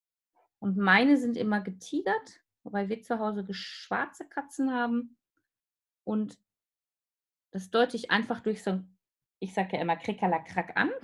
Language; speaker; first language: German; native; German